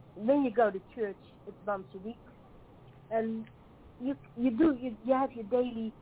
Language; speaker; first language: English; non-native, fluent; Dutch